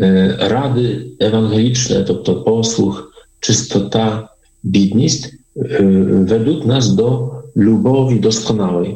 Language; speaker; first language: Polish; non-native, learner; Ukrainian